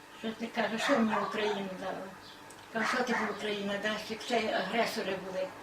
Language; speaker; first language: Ukrainian; native; Ukrainian